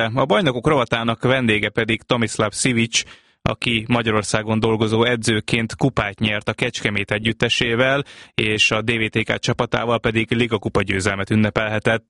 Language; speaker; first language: Hungarian; native; Hungarian